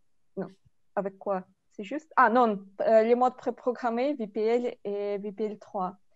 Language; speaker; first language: French; non-native, fluent; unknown